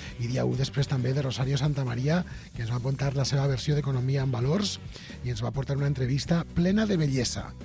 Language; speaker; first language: Catalan; native; Catalan